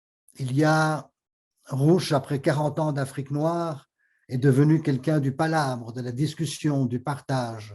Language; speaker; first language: French; native; French